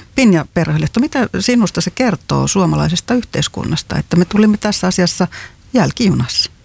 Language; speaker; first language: Finnish; native; Finnish